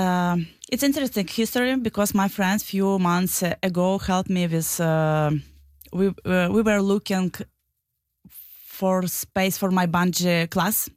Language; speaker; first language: English; non-native, learner; Ukrainian